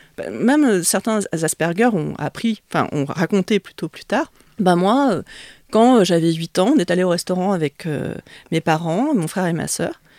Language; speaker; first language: French; early bilingual, other home language; Vietnamese